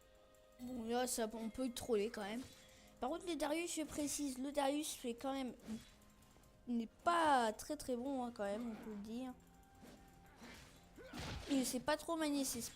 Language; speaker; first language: French; native; French